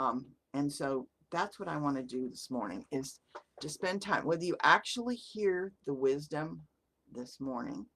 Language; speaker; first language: English; native; English